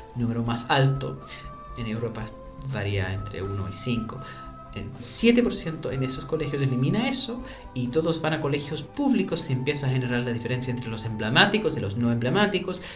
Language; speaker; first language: Spanish; non-native, fluent; English